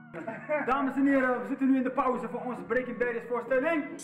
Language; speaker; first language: Dutch; native; Dutch